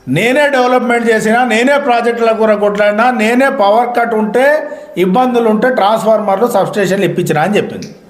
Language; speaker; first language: Telugu; native; Telugu